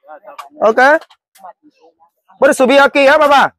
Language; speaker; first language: Portuguese; non-native, learner; Vietnamese